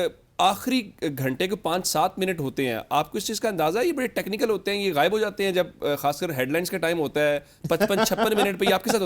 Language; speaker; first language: Urdu; native; Urdu